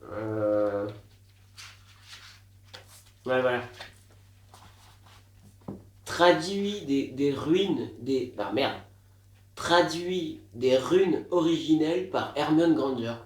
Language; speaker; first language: French; native; French